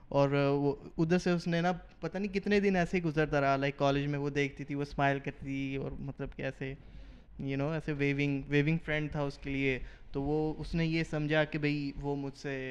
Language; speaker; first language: Urdu; native; Urdu